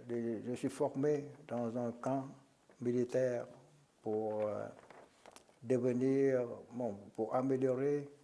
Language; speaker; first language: French; non-native, local second language; Vietnamese